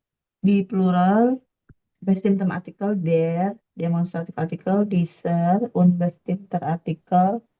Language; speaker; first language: German; non-native, learner; Indonesian